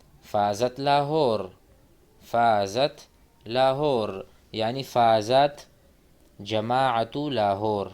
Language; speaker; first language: Arabic; non-native, fluent; Urdu